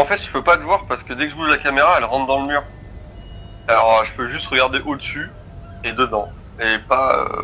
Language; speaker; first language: French; native; French